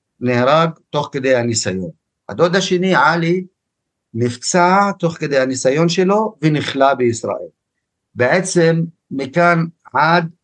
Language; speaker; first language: Hebrew; non-native, local second language; Arabic